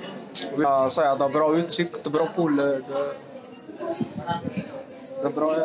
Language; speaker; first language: Swedish; native; Swedish